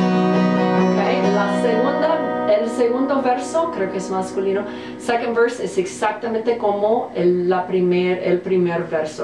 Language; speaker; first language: Spanish; non-native, fluent; English